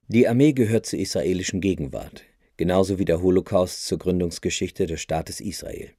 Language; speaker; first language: German; native; German